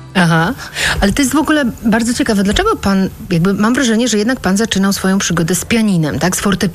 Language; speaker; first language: Polish; native; Polish